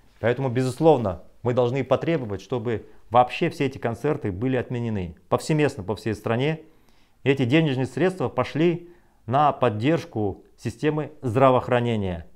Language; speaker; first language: Russian; non-native, local second language; Kazakh